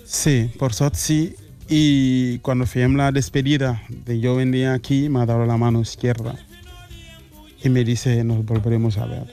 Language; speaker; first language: Spanish; non-native, fluent; Wolof